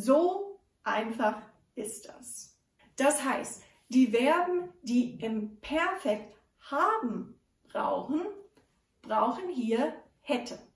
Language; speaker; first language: German; non-native, fluent; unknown